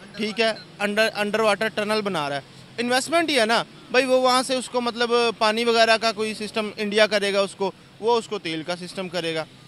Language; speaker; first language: Urdu; non-native, local second language; Punjabi